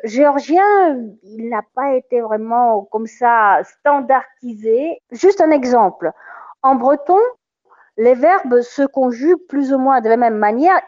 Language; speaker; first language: French; non-native, fluent; Russian